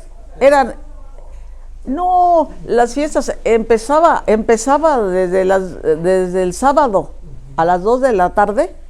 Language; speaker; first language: Spanish; native; Spanish